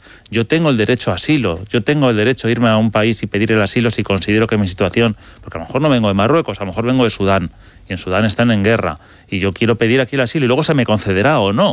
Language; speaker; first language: Spanish; native; Spanish